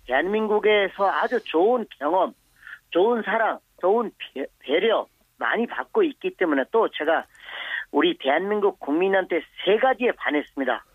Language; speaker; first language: Korean; non-native, fluent; Bangla